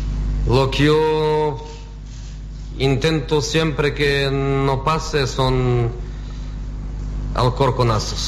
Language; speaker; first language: Spanish; non-native, fluent; Portuguese